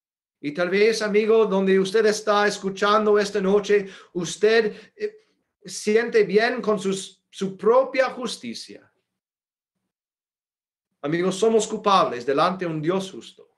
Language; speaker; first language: Spanish; non-native, fluent; English